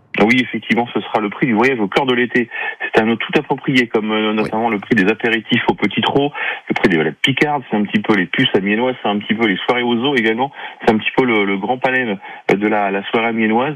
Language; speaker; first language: French; native; French